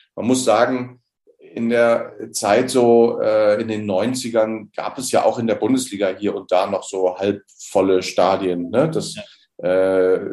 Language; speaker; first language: German; native; German